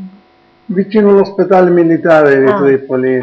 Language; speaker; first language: Italian; non-native, local second language; Arabic